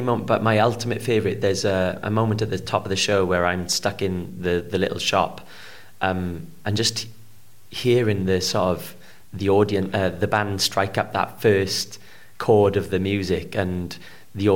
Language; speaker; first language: English; native; English